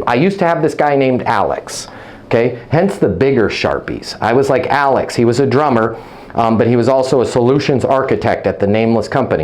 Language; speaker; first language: English; native; English